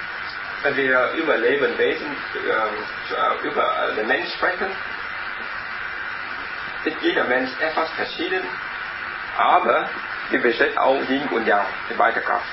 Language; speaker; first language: German; non-native, learner; Vietnamese